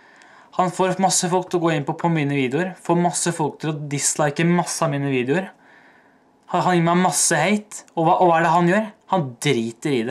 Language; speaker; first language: Norwegian; native; Norwegian